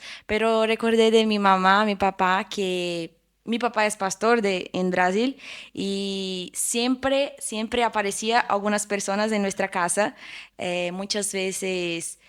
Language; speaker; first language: Spanish; non-native, fluent; Portuguese